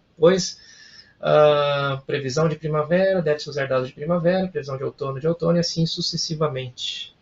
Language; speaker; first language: Portuguese; native; Portuguese